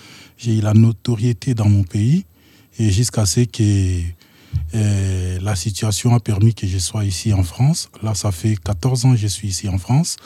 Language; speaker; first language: French; non-native, local second language; Lingala